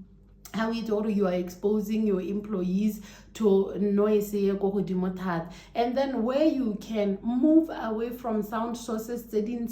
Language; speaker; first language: English; non-native, local second language; Tswana